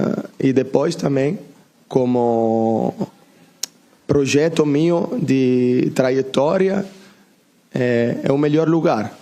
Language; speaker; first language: Portuguese; non-native, learner; Italian